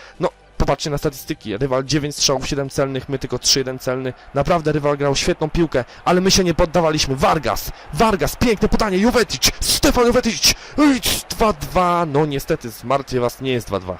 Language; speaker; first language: Polish; native; Polish